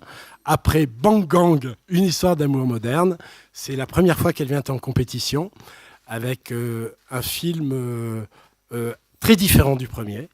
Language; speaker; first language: French; native; French